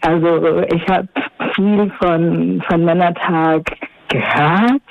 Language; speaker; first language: German; non-native, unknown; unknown